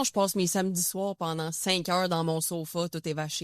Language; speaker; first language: French; native; French